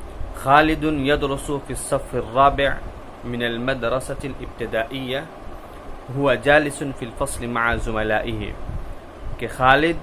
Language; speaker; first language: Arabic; non-native, fluent; Urdu